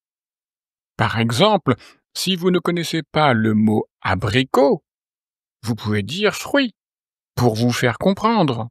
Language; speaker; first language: French; native; French